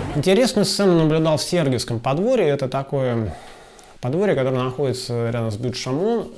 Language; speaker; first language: Russian; native; Russian